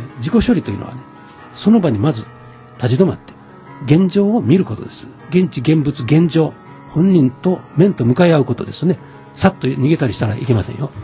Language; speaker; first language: Japanese; native; Japanese